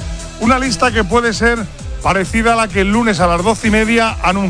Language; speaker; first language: Spanish; native; Spanish